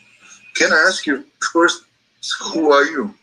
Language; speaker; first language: English; non-native, learner; Russian